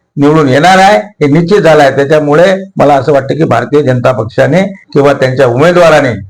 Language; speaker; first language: Marathi; native; Marathi